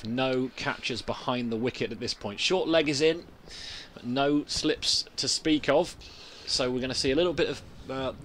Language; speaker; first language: English; native; English